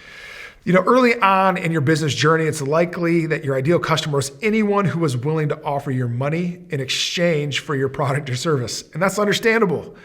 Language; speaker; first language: English; native; English